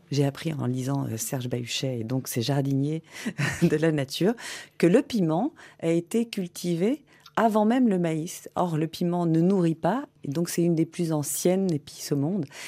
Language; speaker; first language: French; native; French